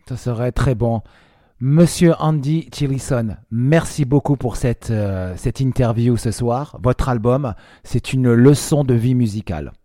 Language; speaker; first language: French; native; French